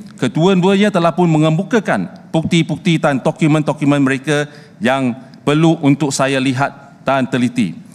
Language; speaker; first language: Malay; non-native, local second language; Chinese